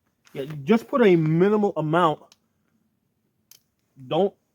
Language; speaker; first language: English; native; English